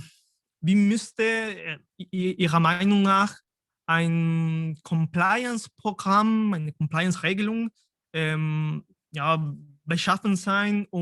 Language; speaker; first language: German; non-native, fluent; Spanish